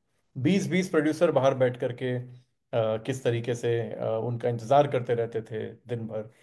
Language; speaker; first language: Hindi; native; Hindi